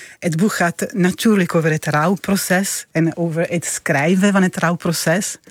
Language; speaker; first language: Dutch; non-native, fluent; Italian